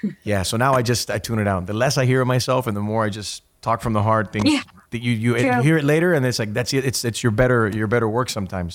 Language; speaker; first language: English; early bilingual, other home language; Spanish